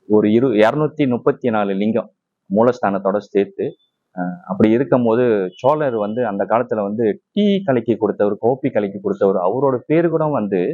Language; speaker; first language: Tamil; non-native, local second language; Chinese